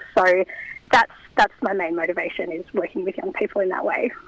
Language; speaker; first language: English; native; English